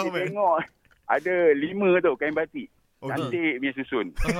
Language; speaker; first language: Malay; native; Malay